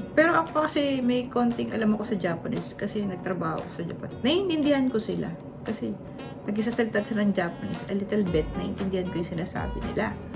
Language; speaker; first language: Filipino; native; Filipino